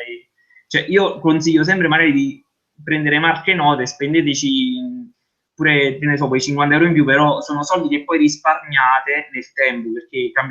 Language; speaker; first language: Italian; native; Italian